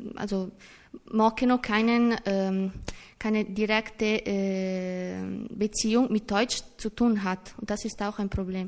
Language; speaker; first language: German; non-native, learner; Italian